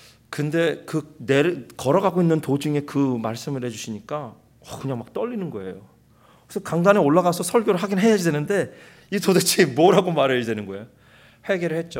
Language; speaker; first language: Korean; early bilingual, heritage; Korean